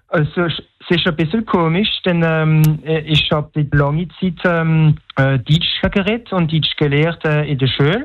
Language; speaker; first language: German; non-native, local second language; French